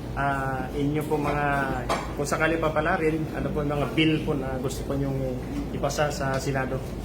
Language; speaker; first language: Filipino; native; Filipino